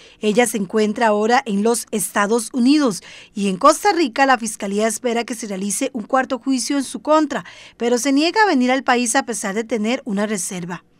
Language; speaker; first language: Spanish; native; Spanish